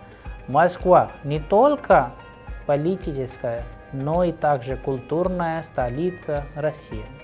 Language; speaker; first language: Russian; non-native, fluent; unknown